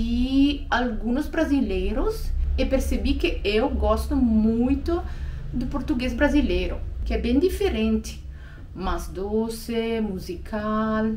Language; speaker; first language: Portuguese; non-native, learner; Italian